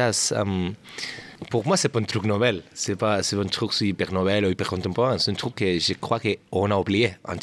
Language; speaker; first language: French; non-native, learner; Catalan